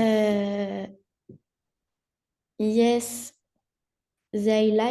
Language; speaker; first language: English; non-native, learner; French